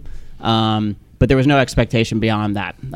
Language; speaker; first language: English; native; English